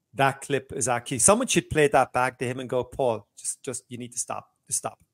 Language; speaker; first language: English; native; English